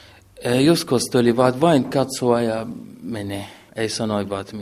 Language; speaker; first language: Finnish; non-native, learner; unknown